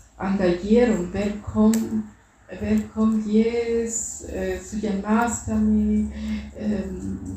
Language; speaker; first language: German; non-native, fluent; Spanish